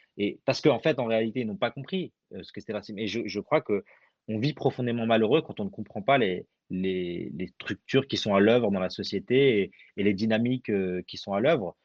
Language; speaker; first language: French; early bilingual, other home language; Arabic